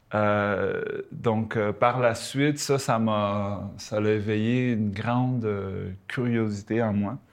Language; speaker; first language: French; early bilingual, other home language; Spanish